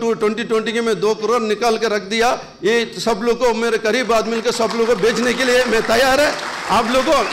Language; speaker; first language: Hindi; non-native, local second language; Urdu